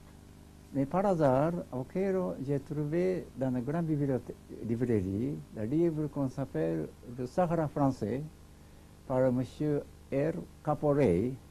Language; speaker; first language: French; non-native, learner; Japanese